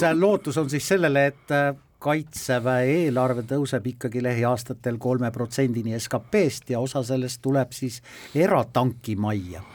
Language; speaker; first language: Estonian; native; Estonian